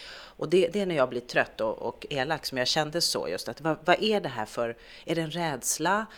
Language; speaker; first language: Swedish; native; Swedish